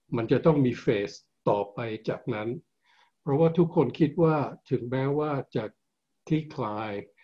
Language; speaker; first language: Thai; early bilingual, heritage; Thai